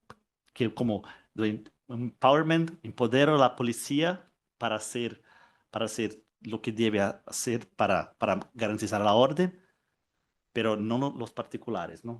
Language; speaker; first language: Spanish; non-native, learner; Portuguese